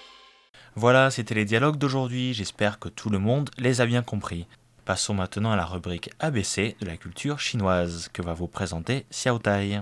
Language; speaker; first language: French; native; French